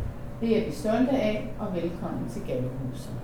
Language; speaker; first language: Danish; native; Danish